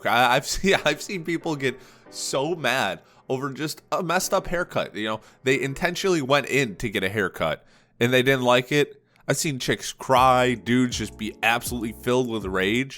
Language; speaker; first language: English; native; English